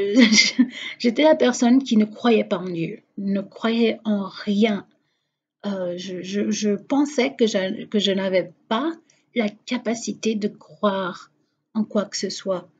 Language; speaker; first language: French; non-native, fluent; Portuguese